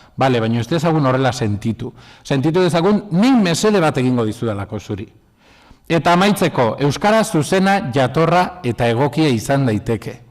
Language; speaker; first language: Basque; non-native, local second language; Spanish